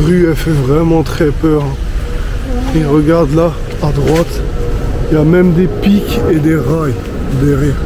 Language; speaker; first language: French; native; French